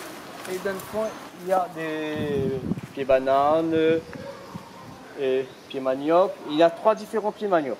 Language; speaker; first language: French; non-native, local second language; Réunion Creole French